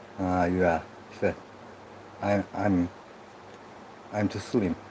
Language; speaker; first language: English; non-native, learner; Korean